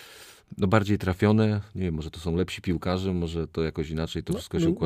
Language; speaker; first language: Polish; native; Polish